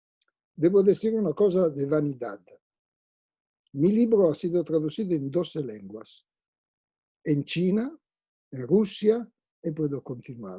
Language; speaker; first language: Spanish; non-native, fluent; Italian